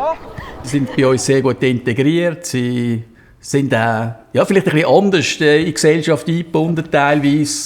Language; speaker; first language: German; native; German